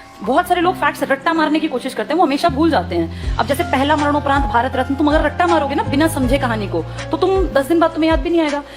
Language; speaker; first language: Hindi; native; Hindi